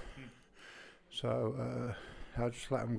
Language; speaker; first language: English; native; English